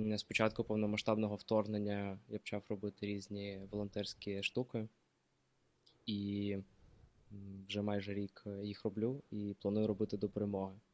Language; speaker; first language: Ukrainian; non-native, local second language; Russian